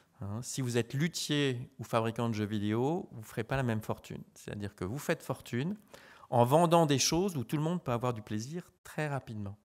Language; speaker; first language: French; native; French